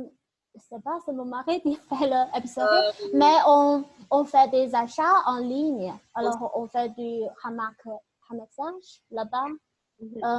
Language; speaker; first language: French; non-native, learner; Chinese